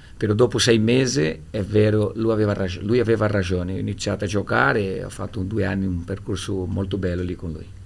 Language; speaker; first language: Italian; non-native, fluent; Portuguese